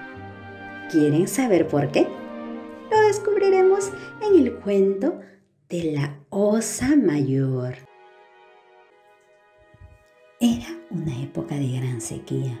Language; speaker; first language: Spanish; native; Spanish